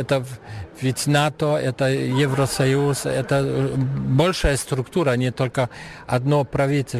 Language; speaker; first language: Russian; non-native, fluent; German